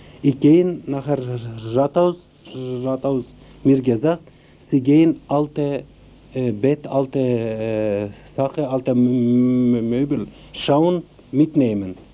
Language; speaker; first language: German; non-native, learner; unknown